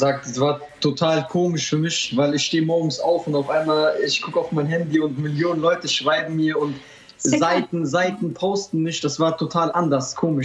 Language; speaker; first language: German; early bilingual, other home language; Albanian